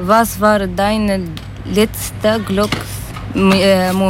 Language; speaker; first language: German; non-native, learner; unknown